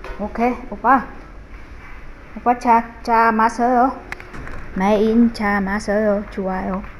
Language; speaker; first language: Korean; non-native, learner; Vietnamese